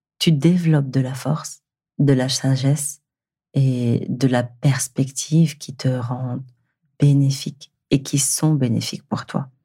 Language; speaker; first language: French; native; French